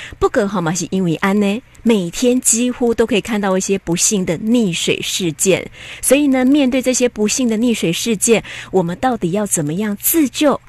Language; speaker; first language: Chinese; native; Chinese